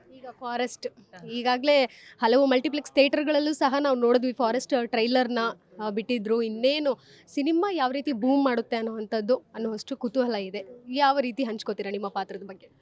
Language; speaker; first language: Kannada; native; Kannada